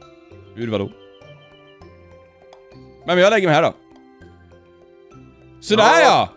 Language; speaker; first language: Swedish; native; Swedish